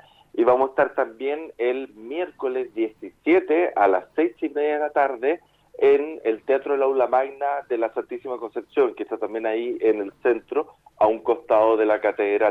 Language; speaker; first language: Spanish; native; Spanish